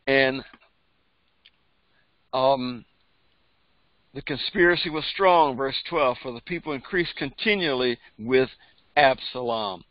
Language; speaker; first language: English; native; English